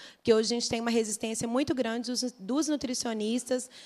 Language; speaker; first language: Portuguese; native; Portuguese